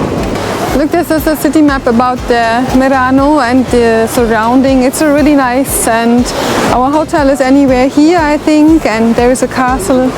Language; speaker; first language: English; non-native, learner; German